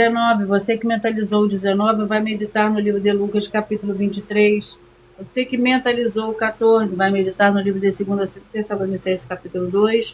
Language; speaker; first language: Portuguese; native; Portuguese